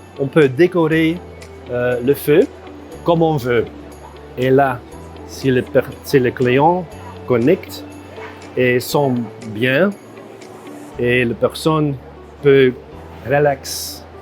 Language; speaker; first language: French; non-native, fluent; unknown